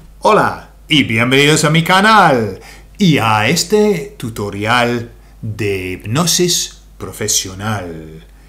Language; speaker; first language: Spanish; non-native, fluent; English